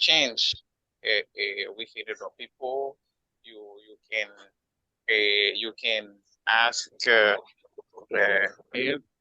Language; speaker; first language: English; non-native, learner; Haitian Creole